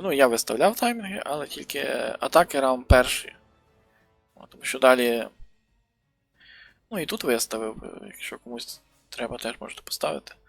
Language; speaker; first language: Ukrainian; native; Ukrainian